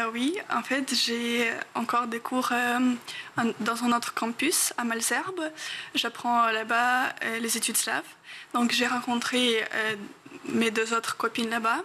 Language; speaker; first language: French; non-native, fluent; Ukrainian